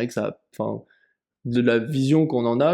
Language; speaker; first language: French; native; French